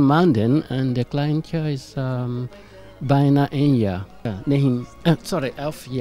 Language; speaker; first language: Dutch; non-native, learner; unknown